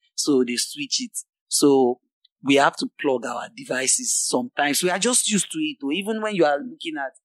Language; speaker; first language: English; non-native, local second language; Yoruba